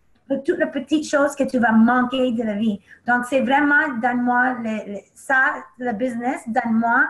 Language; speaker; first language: French; non-native, learner; English